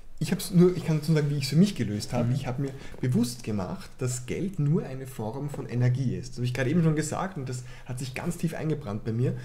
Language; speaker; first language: German; native; German